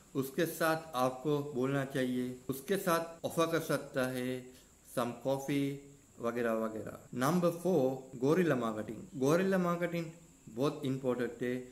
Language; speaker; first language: Hindi; non-native, learner; Sinhala